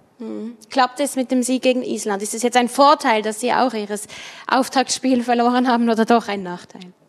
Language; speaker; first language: German; native; German